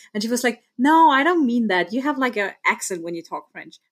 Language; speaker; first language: English; non-native, fluent; German